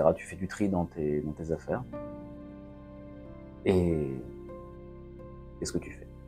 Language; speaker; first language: French; native; French